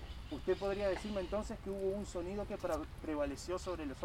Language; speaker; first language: Spanish; native; Spanish